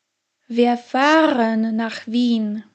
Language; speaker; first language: German; non-native, fluent; Slovak